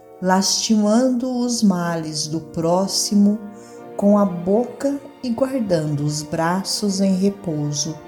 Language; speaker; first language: Portuguese; native; Portuguese